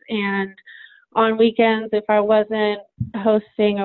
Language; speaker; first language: English; native; English